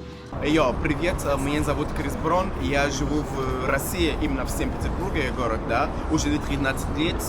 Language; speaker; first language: Russian; non-native, fluent; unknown